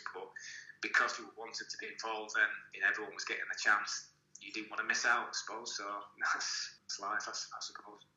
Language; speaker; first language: English; native; English